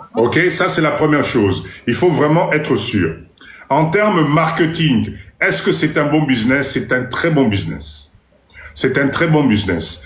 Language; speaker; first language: French; non-native, local second language; Lingala